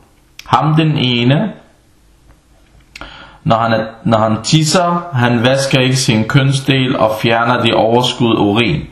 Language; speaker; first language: Danish; non-native, fluent; Arabic